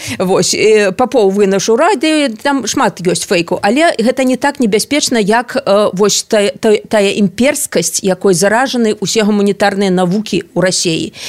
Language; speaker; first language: Belarusian; non-native, local second language; Russian